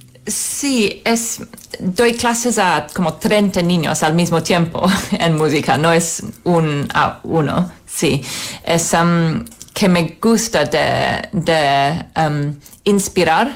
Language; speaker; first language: Spanish; non-native, fluent; English